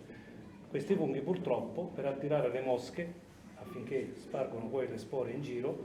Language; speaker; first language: Italian; native; Italian